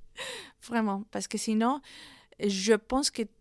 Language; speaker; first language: French; non-native, fluent; Spanish